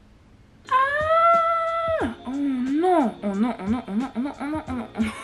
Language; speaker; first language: French; non-native, learner; English